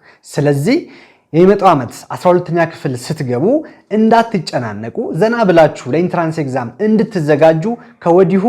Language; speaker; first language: Amharic; native; Amharic